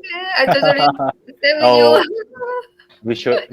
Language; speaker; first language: English; non-native, learner; Vietnamese